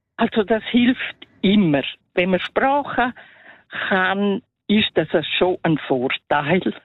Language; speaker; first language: German; native; German